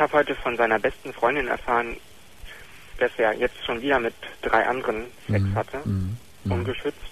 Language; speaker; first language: German; native; German